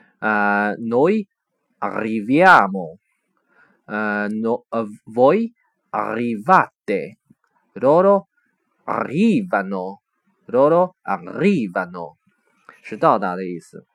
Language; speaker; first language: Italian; non-native, fluent; Chinese